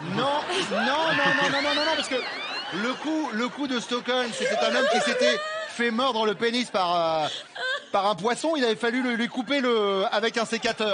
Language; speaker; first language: French; native; French